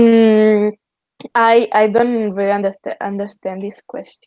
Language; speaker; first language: English; non-native, learner; Spanish